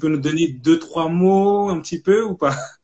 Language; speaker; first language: French; native; French